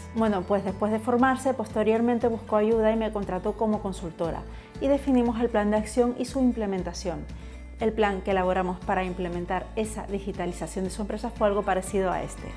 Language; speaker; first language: Spanish; native; Spanish